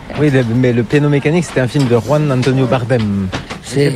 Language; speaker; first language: French; native; French